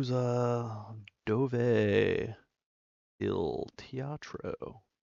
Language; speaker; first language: Italian; non-native, learner; English